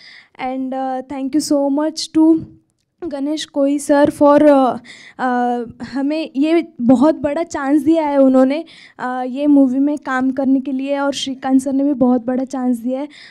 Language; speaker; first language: Hindi; non-native, local second language; Marathi